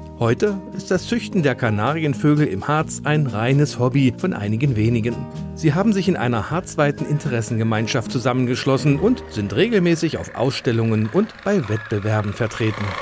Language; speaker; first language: German; native; German